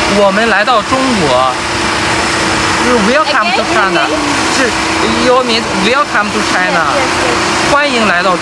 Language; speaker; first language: Chinese; non-native, learner; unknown